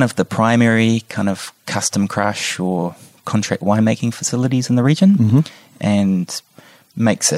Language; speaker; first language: English; native; English